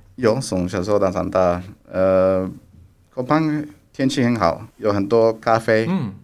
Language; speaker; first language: Chinese; non-native, fluent; Spanish